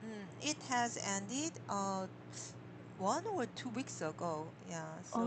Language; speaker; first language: English; non-native, learner; Korean